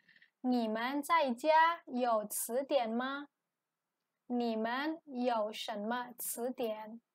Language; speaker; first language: Chinese; non-native, fluent; Indonesian